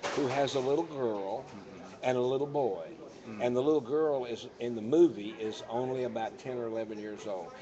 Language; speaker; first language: English; native; English